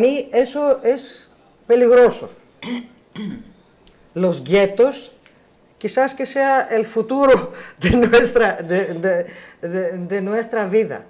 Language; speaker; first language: Spanish; non-native, learner; Greek